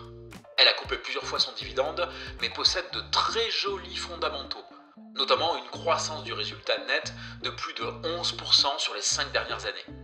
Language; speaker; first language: French; native; French